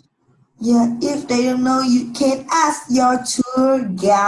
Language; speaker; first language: English; non-native, learner; Vietnamese